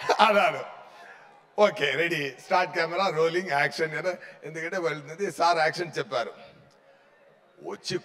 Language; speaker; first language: Telugu; non-native, fluent; Tamil